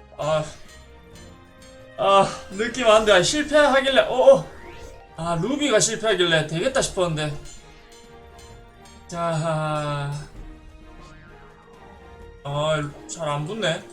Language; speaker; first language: Korean; native; Korean